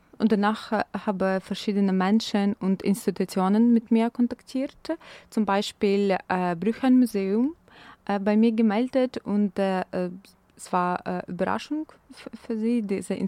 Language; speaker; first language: German; non-native, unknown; Ukrainian